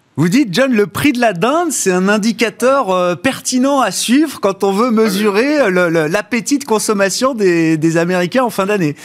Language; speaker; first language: French; native; French